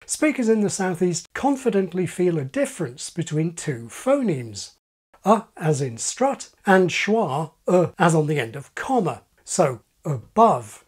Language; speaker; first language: English; native; English